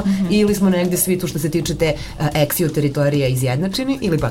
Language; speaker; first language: Serbian; native; Serbian